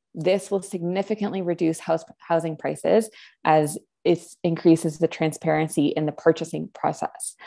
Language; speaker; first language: English; non-native, fluent; Spanish